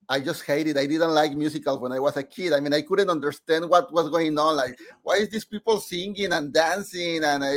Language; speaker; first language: English; non-native, fluent; Spanish